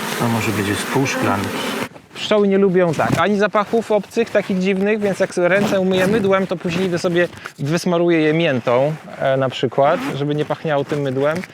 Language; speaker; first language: Polish; native; Polish